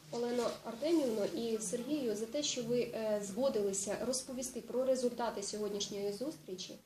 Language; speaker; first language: Ukrainian; native; Ukrainian